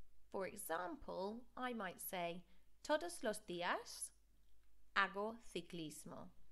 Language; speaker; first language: Spanish; non-native, fluent; English